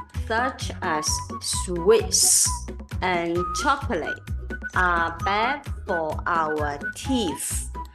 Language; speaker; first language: English; non-native, local second language; Cantonese